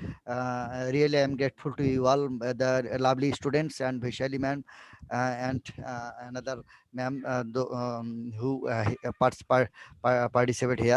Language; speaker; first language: English; non-native, learner; Bangla